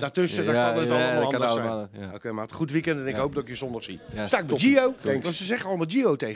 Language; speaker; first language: Dutch; native; Dutch